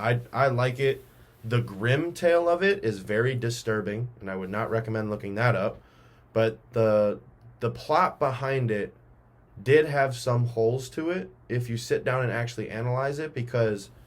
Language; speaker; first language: English; native; English